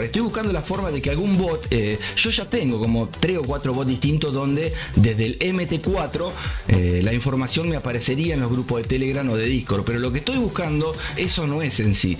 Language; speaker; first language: Spanish; native; Spanish